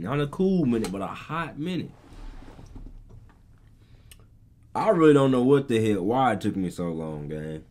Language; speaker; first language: English; native; English